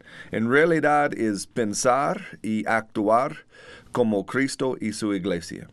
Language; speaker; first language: Spanish; non-native, learner; English